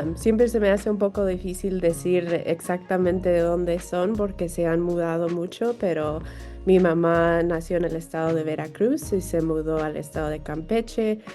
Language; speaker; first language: Spanish; early bilingual, heritage; Spanish